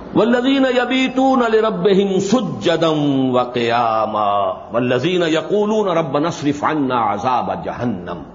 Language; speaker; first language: Urdu; native; Urdu